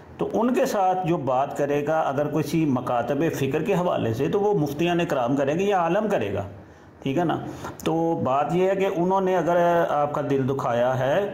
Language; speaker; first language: Urdu; non-native, local second language; Punjabi